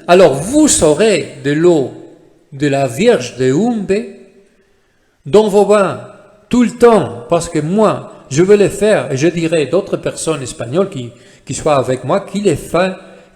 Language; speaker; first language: French; non-native, fluent; Spanish